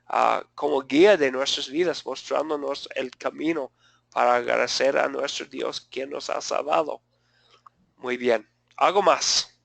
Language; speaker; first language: Spanish; non-native, fluent; English